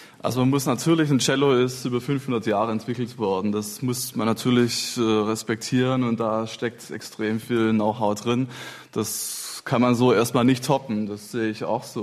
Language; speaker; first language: German; native; German